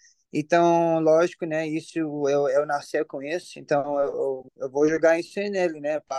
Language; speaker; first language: Portuguese; early bilingual, heritage; English